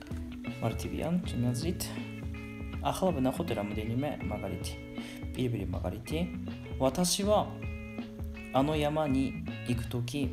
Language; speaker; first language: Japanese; non-native, learner; Georgian